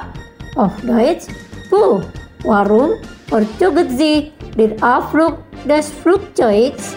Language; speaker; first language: German; non-native, learner; Indonesian